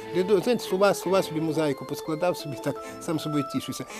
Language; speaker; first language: Ukrainian; native; Ukrainian